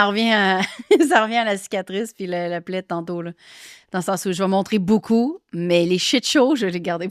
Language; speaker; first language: French; native; French